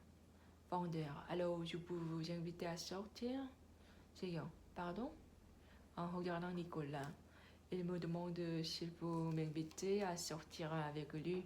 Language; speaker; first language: French; non-native, learner; Korean